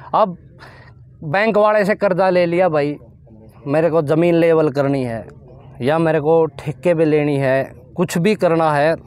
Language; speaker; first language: Hindi; native; Hindi